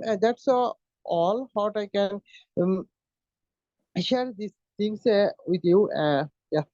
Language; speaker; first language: English; non-native, learner; Bangla